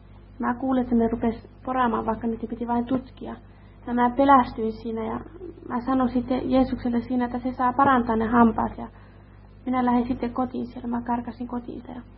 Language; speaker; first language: Finnish; early bilingual, heritage; Finnish